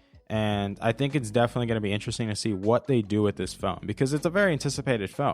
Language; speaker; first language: English; native; English